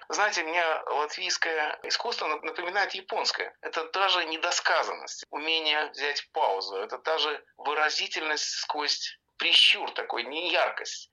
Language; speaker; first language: Russian; native; Russian